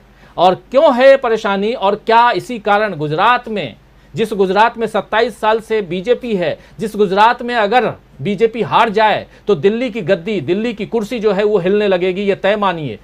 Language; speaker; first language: Hindi; native; Hindi